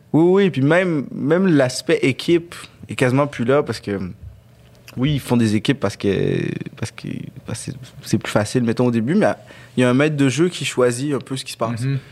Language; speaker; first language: French; early bilingual, other home language; Arabic